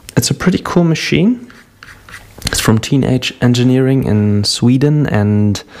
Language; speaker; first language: English; non-native, fluent; German